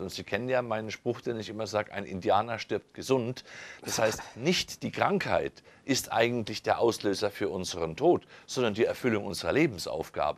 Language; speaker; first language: German; native; German